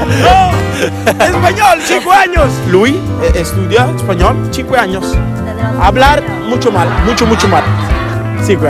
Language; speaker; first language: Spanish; non-native, learner; Italian